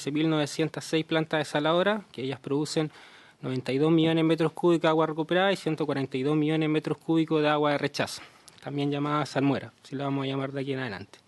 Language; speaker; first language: Spanish; native; Spanish